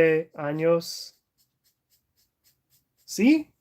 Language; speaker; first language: Spanish; non-native, learner; English